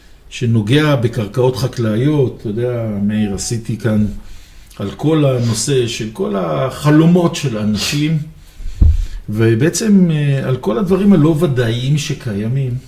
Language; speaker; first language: Hebrew; native; Hebrew